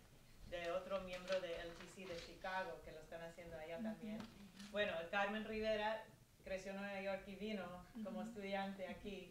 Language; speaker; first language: Spanish; early bilingual, heritage; Spanish